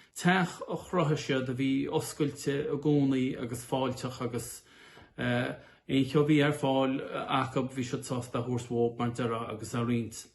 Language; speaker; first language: Irish; native; Irish